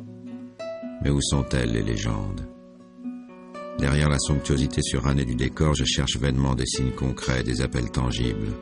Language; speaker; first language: French; native; French